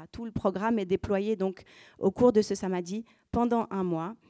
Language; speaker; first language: French; native; French